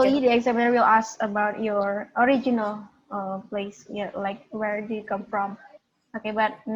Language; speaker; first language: English; non-native, fluent; Indonesian